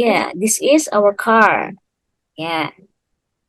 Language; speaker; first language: English; non-native, fluent; Indonesian